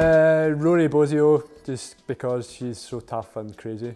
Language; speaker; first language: English; native; English